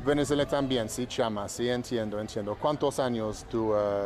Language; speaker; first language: Spanish; non-native, learner; English